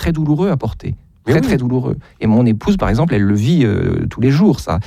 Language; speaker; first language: French; native; French